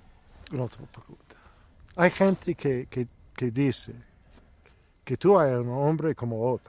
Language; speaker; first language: Spanish; non-native, learner; Greek